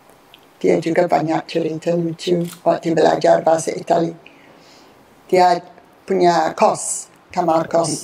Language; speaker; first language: Indonesian; non-native, fluent; English